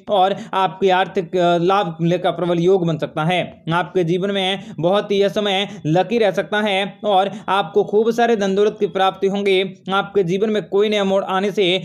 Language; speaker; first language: Hindi; native; Hindi